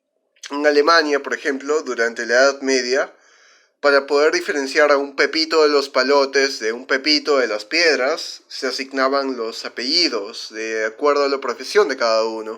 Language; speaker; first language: Spanish; native; Spanish